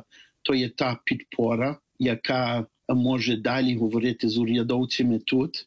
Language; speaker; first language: Ukrainian; early bilingual, heritage; Ukrainian